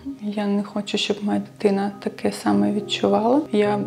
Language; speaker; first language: Ukrainian; non-native, local second language; Russian